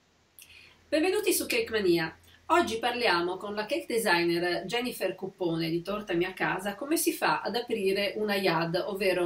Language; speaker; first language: Italian; native; Italian